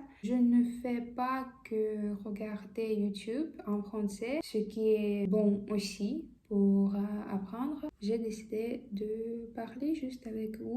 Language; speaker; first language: French; non-native, fluent; Russian